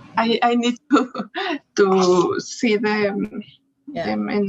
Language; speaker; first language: English; non-native, learner; Spanish